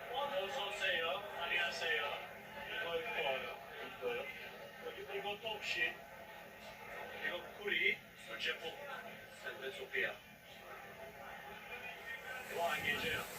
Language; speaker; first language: Korean; non-native, learner; Turkish